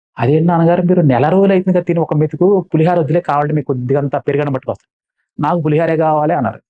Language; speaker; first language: Telugu; non-native, local second language; Malayalam